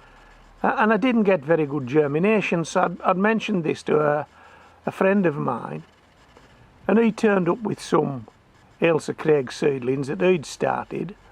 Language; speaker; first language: English; native; English